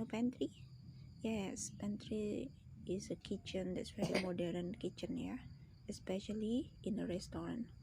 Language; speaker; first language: English; non-native, fluent; Indonesian